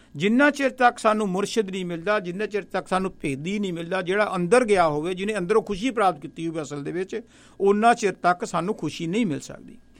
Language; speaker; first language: Punjabi; native; Punjabi